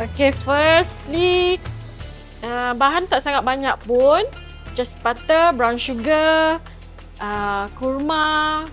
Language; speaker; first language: Malay; native; Malay